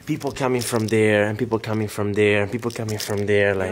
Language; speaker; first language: English; non-native, fluent; Italian